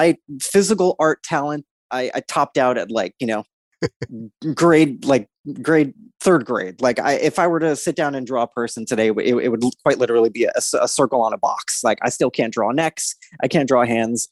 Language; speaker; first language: English; native; English